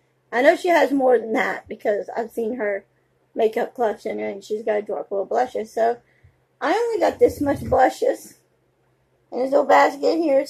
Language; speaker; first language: English; native; English